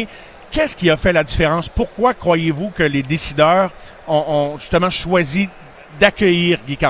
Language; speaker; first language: French; native; French